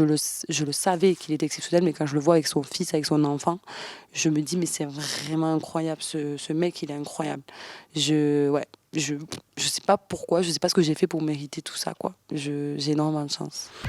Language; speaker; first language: French; native; French